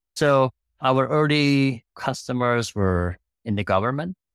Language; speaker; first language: English; non-native, fluent; Persian